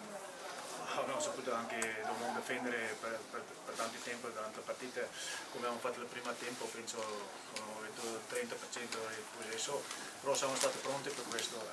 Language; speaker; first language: Italian; non-native, learner; English